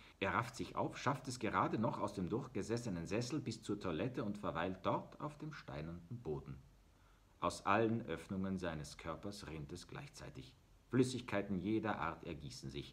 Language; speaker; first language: German; native; German